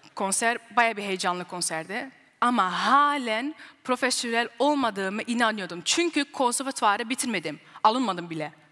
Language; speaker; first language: Turkish; early bilingual, heritage; Turkish